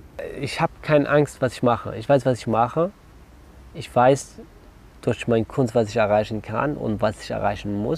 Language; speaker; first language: German; non-native, learner; Kurdish